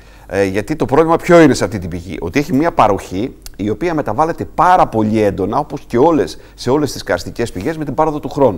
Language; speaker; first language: Greek; native; Greek